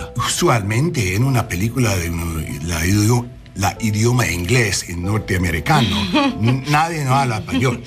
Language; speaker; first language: Spanish; non-native, learner; English